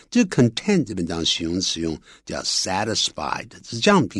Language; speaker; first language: Chinese; native; Chinese